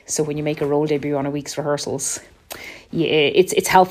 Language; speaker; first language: English; native; English